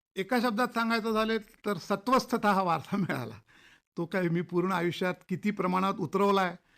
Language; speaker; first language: Marathi; native; Marathi